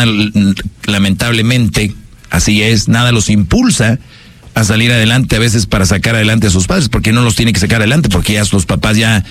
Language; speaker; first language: Spanish; native; Spanish